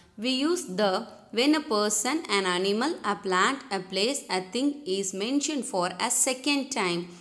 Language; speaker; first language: English; non-native, local second language; Tamil